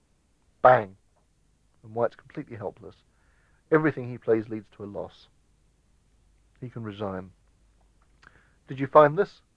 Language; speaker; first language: English; native; English